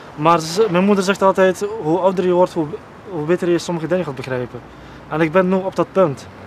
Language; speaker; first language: Dutch; early bilingual, other home language; Polish